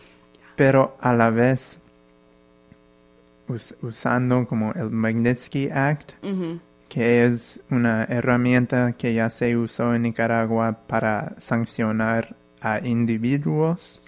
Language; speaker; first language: Spanish; non-native, fluent; English